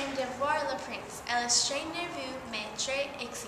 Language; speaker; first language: French; non-native, learner; English